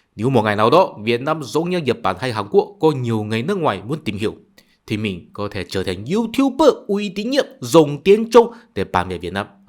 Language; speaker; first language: Vietnamese; non-native, fluent; Chinese